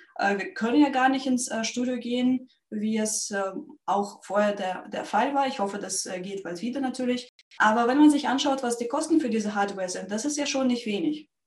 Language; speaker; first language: German; non-native, fluent; Russian